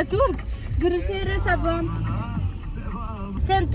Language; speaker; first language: Turkish; non-native, learner; Russian